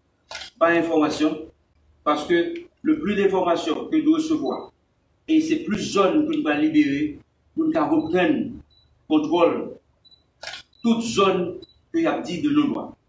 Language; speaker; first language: French; non-native, local second language; Haitian Creole